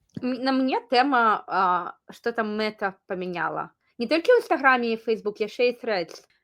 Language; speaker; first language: Belarusian; native; Belarusian